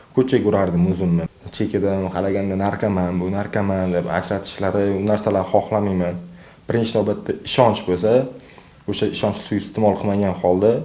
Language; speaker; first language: Uzbek; native; Uzbek